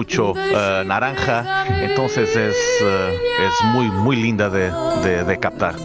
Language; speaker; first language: Spanish; non-native, fluent; Portuguese